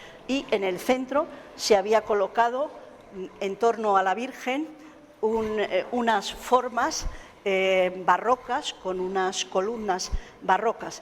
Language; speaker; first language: Spanish; native; Spanish